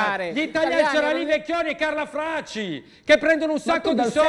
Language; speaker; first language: Italian; native; Italian